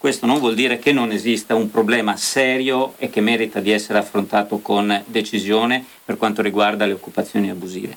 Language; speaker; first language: Italian; native; Italian